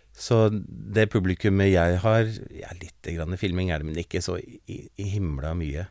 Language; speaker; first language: Norwegian; native; Norwegian